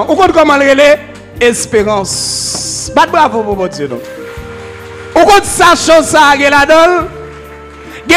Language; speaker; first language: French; non-native, local second language; Haitian Creole